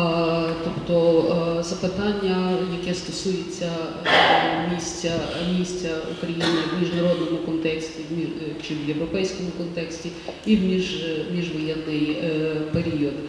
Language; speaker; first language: Ukrainian; native; Ukrainian